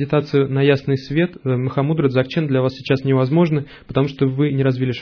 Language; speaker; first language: Russian; native; Russian